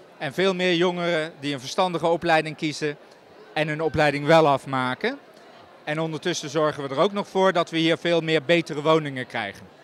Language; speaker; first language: Dutch; native; Dutch